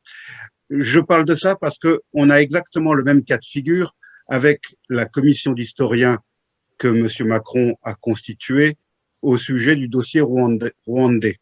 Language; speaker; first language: French; native; French